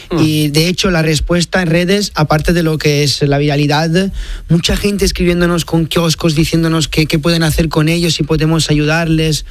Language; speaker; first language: Spanish; non-native, fluent; Italian